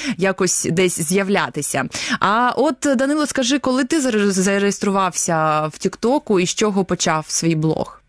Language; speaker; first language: Ukrainian; non-native, local second language; Russian